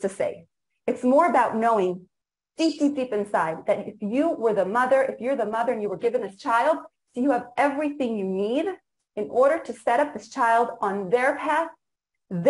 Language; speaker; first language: English; non-native, fluent; Hebrew